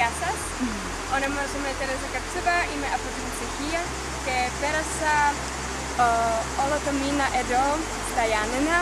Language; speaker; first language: Greek; non-native, fluent; Czech